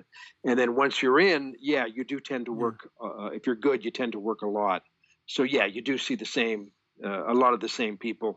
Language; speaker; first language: English; native; English